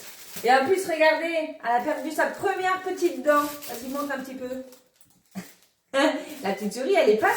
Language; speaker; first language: French; native; French